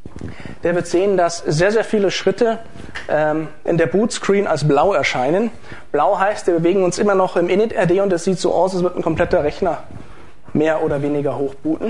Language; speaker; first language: German; native; German